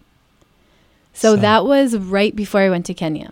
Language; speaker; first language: English; native; English